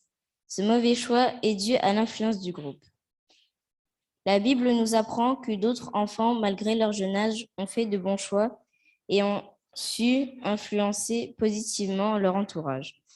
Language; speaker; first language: French; native; French